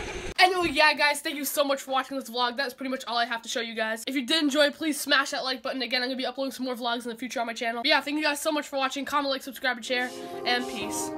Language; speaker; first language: English; native; English